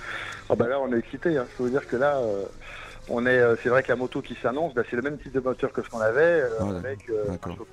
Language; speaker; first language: French; native; French